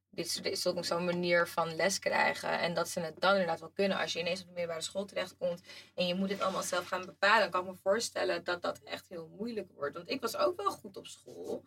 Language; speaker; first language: Dutch; native; Dutch